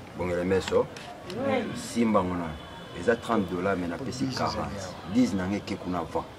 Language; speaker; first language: Lingala; non-native, local second language; Kongo